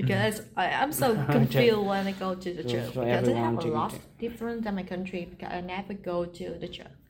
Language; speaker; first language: English; non-native, learner; Vietnamese